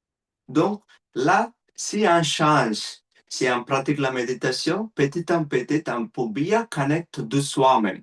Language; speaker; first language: French; non-native, learner; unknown